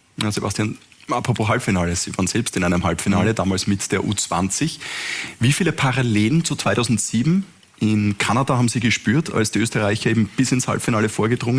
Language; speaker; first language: German; native; German